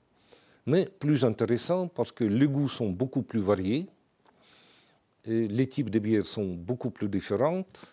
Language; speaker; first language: French; non-native, fluent; Russian